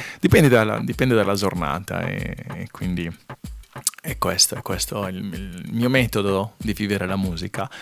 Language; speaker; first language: Italian; non-native, fluent; Spanish